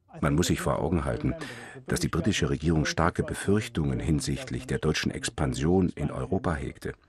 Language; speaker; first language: German; native; German